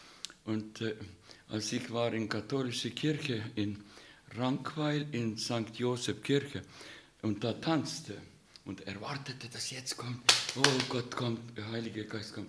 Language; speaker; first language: German; non-native, fluent; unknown